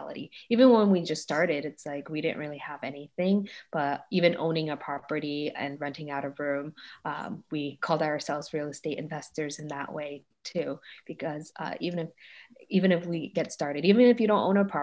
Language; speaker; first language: English; native; English